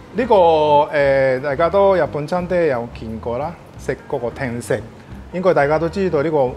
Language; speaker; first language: Cantonese; non-native, fluent; Japanese